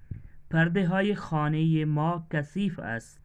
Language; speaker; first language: Persian; non-native, fluent; Urdu